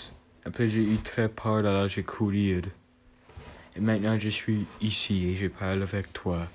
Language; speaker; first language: French; non-native, learner; English